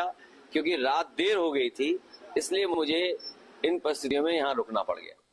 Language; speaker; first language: Hindi; native; Hindi